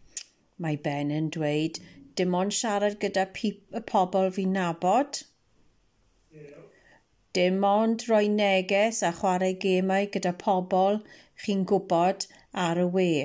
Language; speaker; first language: Welsh; non-native, local second language; English